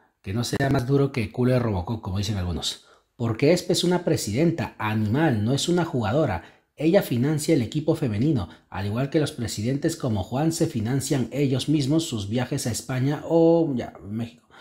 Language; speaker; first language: Spanish; native; Spanish